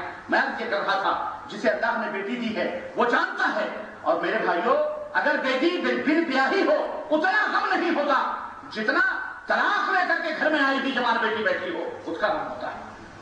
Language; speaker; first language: Urdu; native; Urdu